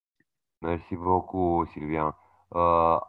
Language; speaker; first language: French; non-native, learner; Romanian